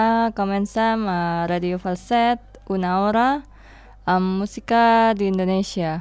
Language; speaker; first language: Catalan; non-native, learner; Indonesian